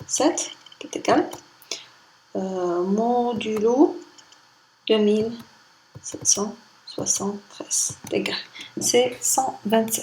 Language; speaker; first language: French; non-native, local second language; Arabic